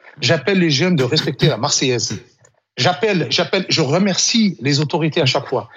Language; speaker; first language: French; non-native, local second language; Arabic